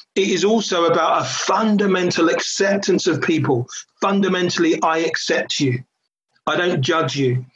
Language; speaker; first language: English; native; English